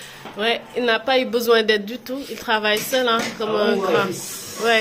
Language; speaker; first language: French; non-native, local second language; Wolof